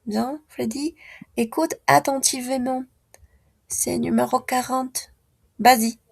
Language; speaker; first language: French; non-native, fluent; Spanish